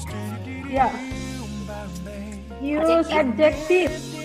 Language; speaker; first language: English; non-native, learner; Indonesian